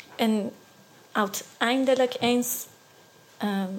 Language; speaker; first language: Dutch; non-native, fluent; Persian